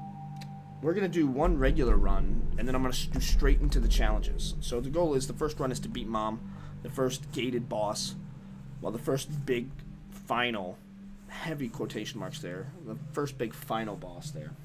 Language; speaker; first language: English; native; English